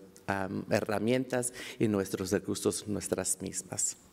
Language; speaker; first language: Spanish; early bilingual, heritage; Spanish